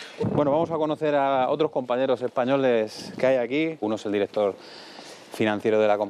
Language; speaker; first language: Spanish; native; Spanish